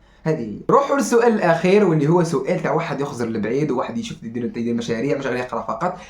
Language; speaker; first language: Arabic; native; Arabic